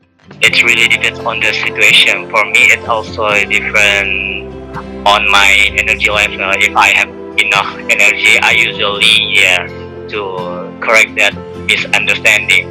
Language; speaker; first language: English; non-native, learner; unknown